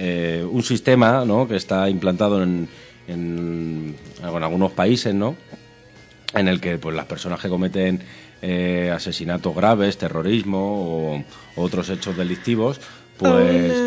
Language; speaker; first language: Spanish; native; Spanish